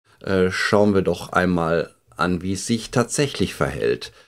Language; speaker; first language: German; native; German